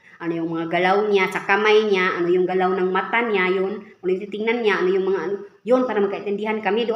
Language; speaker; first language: Filipino; native; Filipino